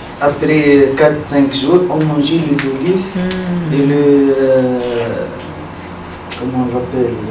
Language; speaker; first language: French; non-native, learner; Arabic